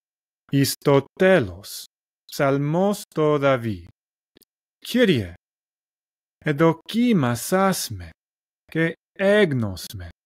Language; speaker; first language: Greek; non-native, learner; English